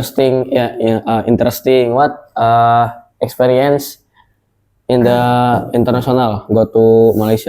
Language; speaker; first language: English; non-native, learner; Indonesian